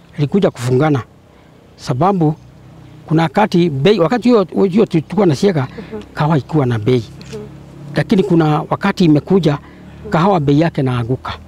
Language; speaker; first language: Swahili; non-native, local second language; Kikuyu